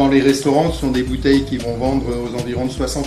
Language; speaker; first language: French; native; French